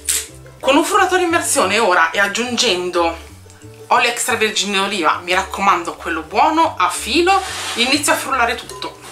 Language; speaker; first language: Italian; native; Italian